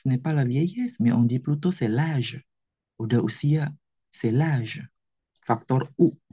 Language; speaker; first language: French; non-native, fluent; Indonesian